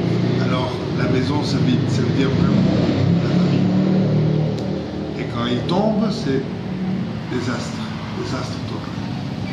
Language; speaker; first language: French; non-native, fluent; Spanish